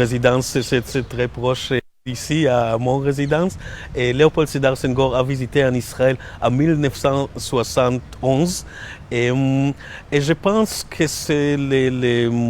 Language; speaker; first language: French; non-native, learner; Hebrew